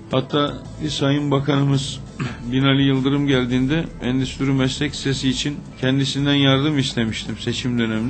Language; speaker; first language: Turkish; native; Turkish